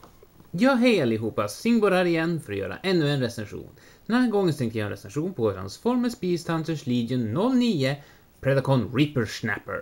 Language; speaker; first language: Swedish; native; Swedish